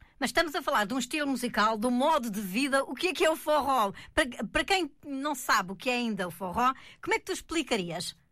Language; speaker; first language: Portuguese; native; Portuguese